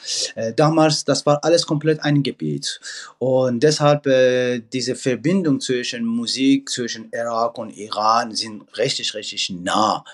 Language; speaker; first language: German; non-native, fluent; Persian